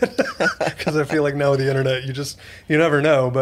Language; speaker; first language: English; native; English